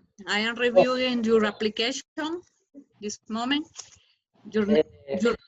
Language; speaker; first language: English; non-native, learner; Spanish